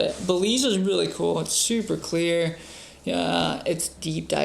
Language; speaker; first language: English; native; English